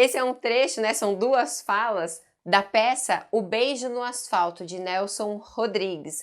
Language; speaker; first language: Portuguese; native; Portuguese